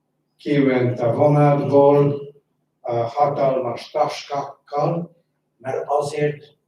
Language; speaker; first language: Hungarian; non-native, fluent; Polish